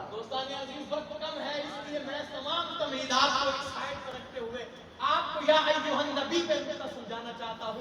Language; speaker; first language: Urdu; native; Urdu